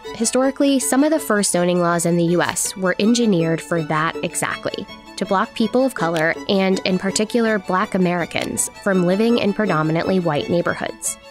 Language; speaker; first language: English; native; English